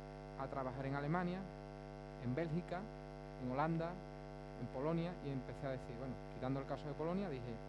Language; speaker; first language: Spanish; native; Spanish